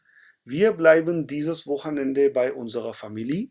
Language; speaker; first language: German; non-native, fluent; Hindi